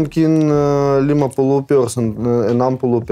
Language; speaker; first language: Indonesian; non-native, learner; Russian